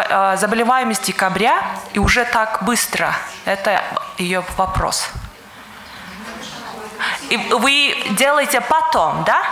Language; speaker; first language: Russian; non-native, learner; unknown